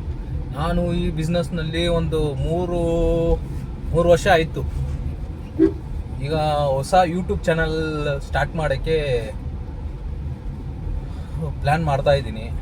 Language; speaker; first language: Kannada; non-native, local second language; Urdu